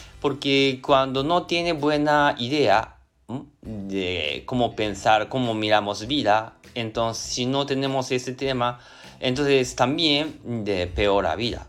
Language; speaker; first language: Spanish; non-native, learner; Japanese